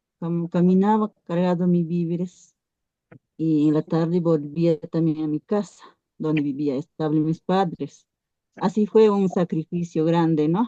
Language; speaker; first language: Spanish; non-native, local second language; Quechua